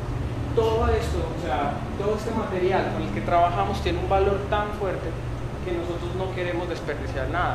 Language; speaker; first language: Spanish; native; Spanish